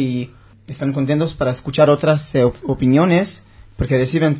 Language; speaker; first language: Spanish; non-native, learner; Hebrew